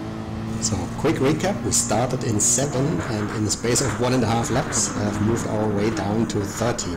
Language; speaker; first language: English; non-native, fluent; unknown